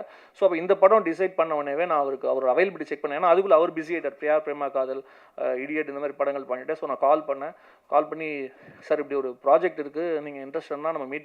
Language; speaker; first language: Tamil; native; Tamil